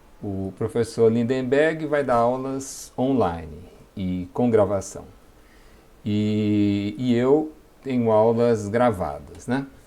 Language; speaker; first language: Portuguese; native; Portuguese